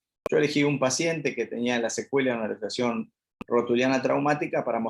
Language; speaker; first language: Spanish; native; Spanish